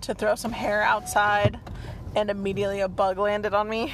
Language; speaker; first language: English; native; English